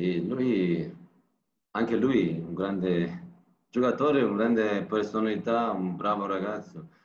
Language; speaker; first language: Italian; non-native, learner; Turkish